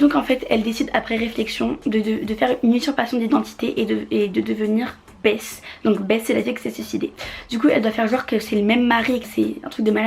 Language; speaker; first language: French; native; French